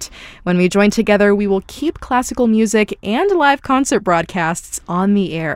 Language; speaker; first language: English; native; English